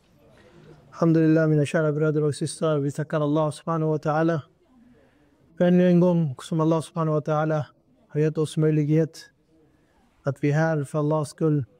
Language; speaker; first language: Swedish; non-native, fluent; Urdu